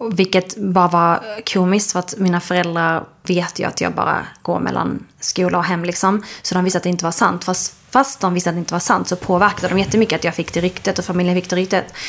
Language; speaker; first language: Swedish; early bilingual, other home language; Arabic